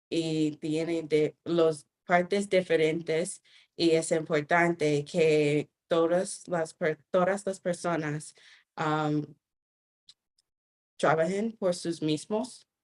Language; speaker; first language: Spanish; non-native, fluent; English